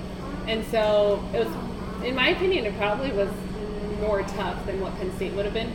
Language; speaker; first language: English; native; English